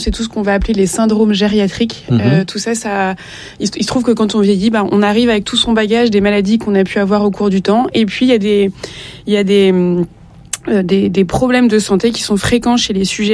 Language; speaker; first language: French; native; French